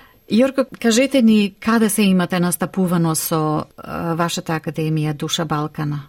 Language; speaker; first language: Macedonian; native; Macedonian